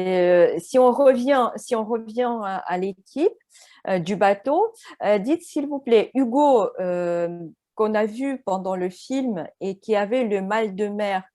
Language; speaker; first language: French; non-native, fluent; Russian